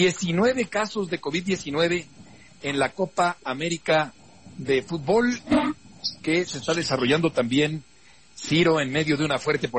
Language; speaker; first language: Spanish; native; Spanish